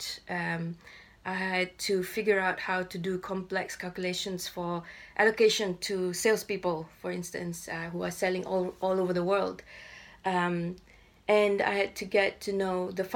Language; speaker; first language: English; non-native, local second language; Malay